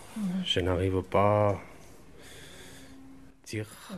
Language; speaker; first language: French; non-native, fluent; Armenian